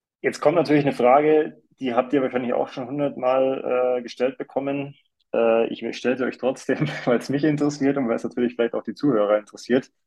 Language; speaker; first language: German; native; German